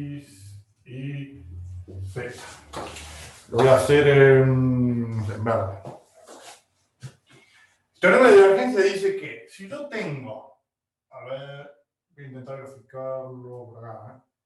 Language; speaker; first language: Spanish; native; Spanish